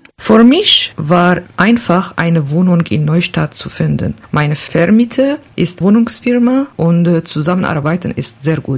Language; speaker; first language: German; non-native, learner; Kurdish